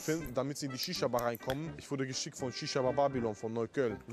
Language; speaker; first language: German; early bilingual, other home language; Russian